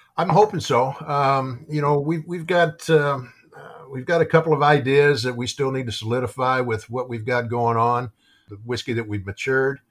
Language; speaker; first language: English; native; English